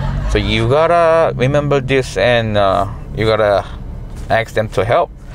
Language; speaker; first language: English; non-native, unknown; Korean